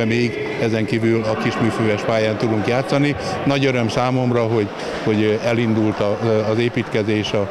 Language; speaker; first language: Hungarian; native; Hungarian